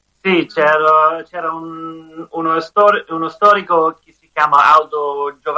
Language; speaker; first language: Italian; non-native, learner; English